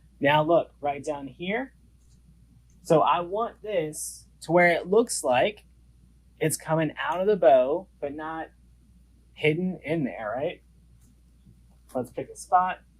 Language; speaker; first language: English; native; English